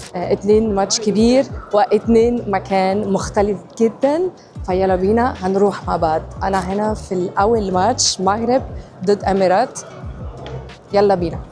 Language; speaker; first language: Egyptian Arabic; non-native, fluent; English